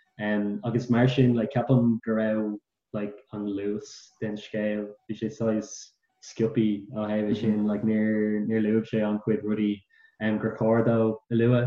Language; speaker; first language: Irish; non-native, local second language; English